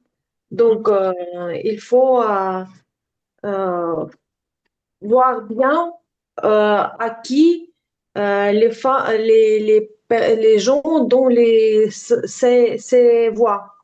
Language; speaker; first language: French; non-native, learner; Ukrainian